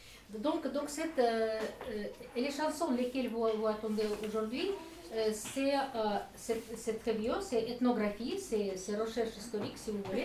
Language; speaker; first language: French; non-native, learner; Russian